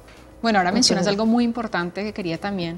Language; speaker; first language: Spanish; native; Spanish